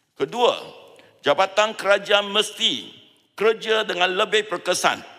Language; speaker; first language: Malay; non-native, local second language; Chinese